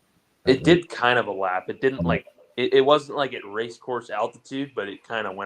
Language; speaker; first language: English; native; English